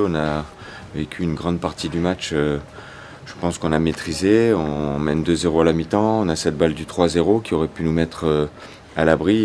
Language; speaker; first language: French; native; French